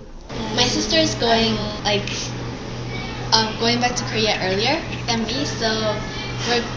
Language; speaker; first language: English; non-native, learner; Korean